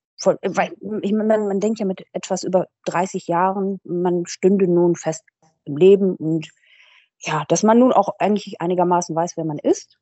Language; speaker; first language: German; early bilingual, other home language; Persian